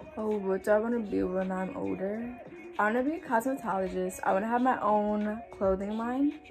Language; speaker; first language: English; native; English